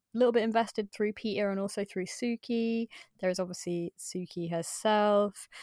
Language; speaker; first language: English; native; English